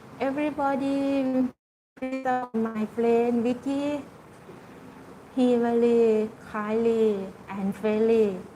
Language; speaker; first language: English; non-native, learner; Thai